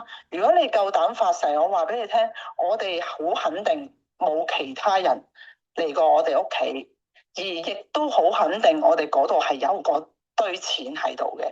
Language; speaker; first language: Cantonese; native; Cantonese